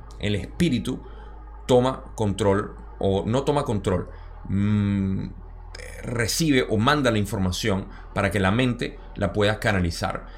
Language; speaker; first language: Spanish; early bilingual, heritage; Spanish